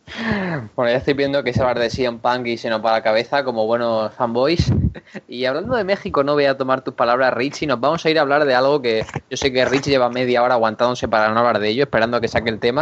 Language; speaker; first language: Spanish; native; Spanish